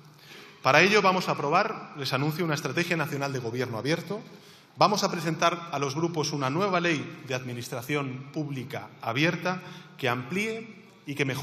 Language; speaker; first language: Spanish; native; Spanish